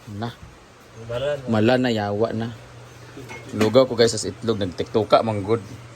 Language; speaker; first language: Filipino; native; Filipino